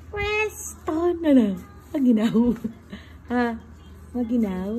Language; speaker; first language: Filipino; native; Filipino